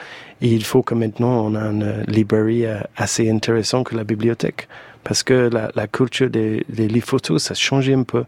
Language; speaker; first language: French; non-native, fluent; English